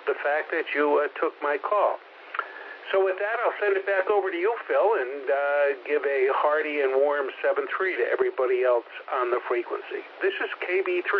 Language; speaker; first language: English; native; English